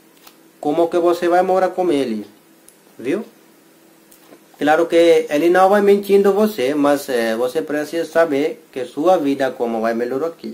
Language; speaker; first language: Portuguese; non-native, learner; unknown